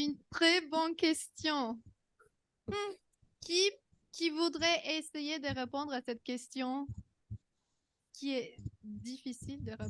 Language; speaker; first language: French; non-native, fluent; Spanish